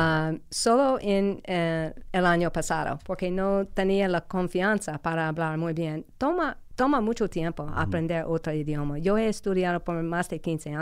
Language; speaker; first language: Spanish; non-native, fluent; English